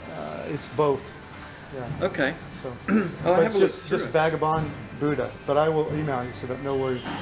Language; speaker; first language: English; native; English